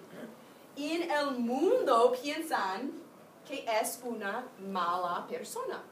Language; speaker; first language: Spanish; non-native, fluent; English